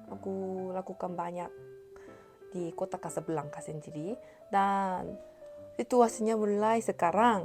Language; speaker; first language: Indonesian; non-native, learner; Korean